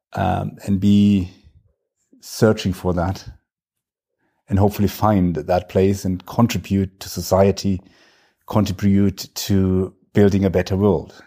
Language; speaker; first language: English; non-native, fluent; German